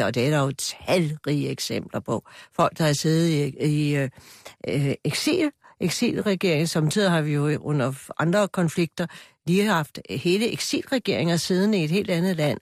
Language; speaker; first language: Danish; native; Danish